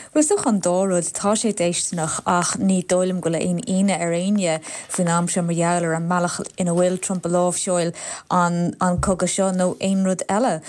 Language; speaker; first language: Irish; non-native, local second language; English